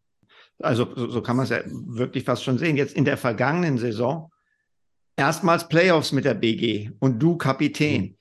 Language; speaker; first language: German; native; German